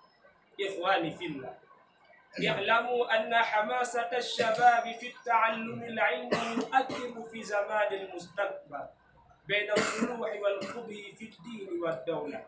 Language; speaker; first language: Arabic; non-native, learner; Achinese